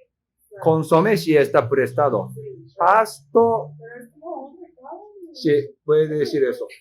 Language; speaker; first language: Spanish; non-native, fluent; Japanese